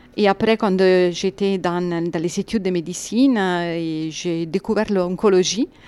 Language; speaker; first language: French; non-native, fluent; Italian